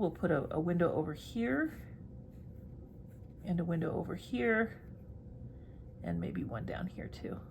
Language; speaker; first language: English; native; English